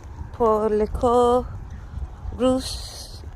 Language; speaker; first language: French; non-native, learner; Spanish